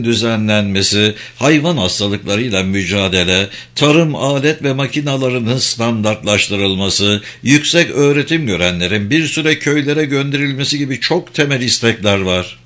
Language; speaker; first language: Turkish; native; Turkish